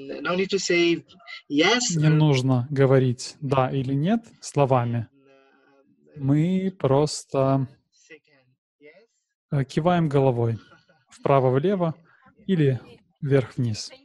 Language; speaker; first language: Russian; non-native, learner; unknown